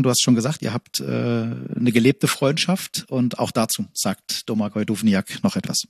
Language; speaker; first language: German; native; German